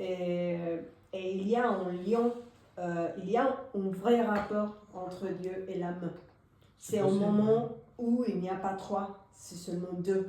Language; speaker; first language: French; non-native, fluent; Spanish